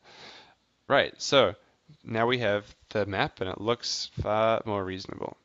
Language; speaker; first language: English; native; English